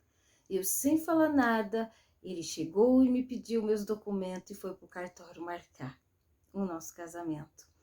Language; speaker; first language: Portuguese; native; Portuguese